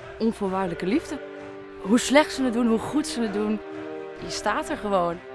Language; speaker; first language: Dutch; native; Dutch